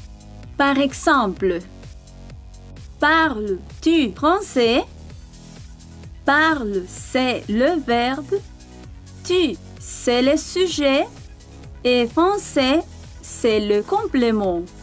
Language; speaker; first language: French; non-native, fluent; Spanish